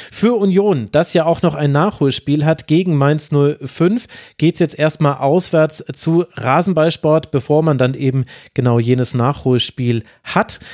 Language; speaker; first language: German; native; German